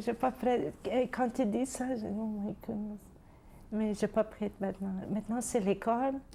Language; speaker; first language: French; non-native, learner; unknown